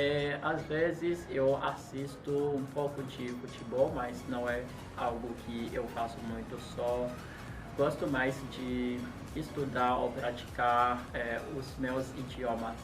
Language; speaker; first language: Portuguese; non-native, fluent; Haitian Creole